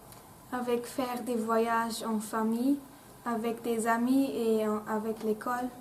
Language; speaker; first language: French; non-native, local second language; Luxembourgish